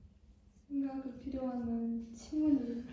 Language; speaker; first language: Korean; non-native, learner; Kazakh